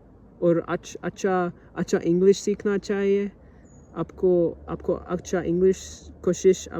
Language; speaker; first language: Hindi; non-native, learner; English